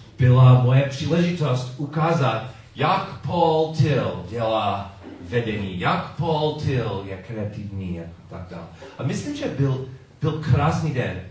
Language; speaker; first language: Czech; non-native, learner; English